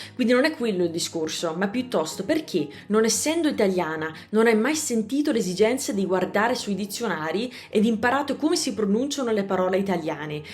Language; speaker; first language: Italian; non-native, fluent; English